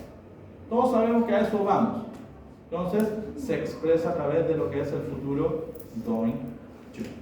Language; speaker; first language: Spanish; native; Spanish